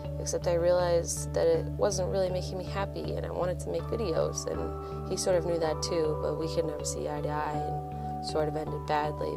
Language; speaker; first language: English; native; English